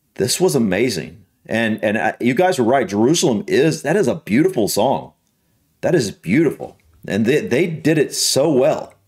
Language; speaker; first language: English; native; English